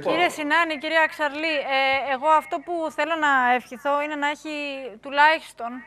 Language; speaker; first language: Greek; native; Greek